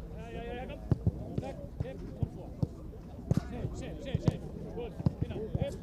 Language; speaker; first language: German; non-native, learner; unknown